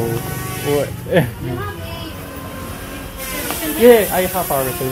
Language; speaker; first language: English; non-native, learner; Spanish